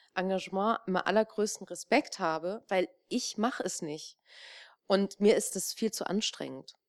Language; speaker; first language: German; native; German